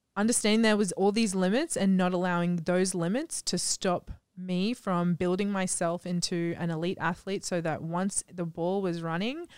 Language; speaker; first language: English; native; English